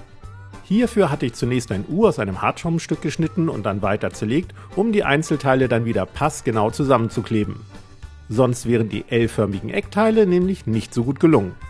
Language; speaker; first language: German; native; German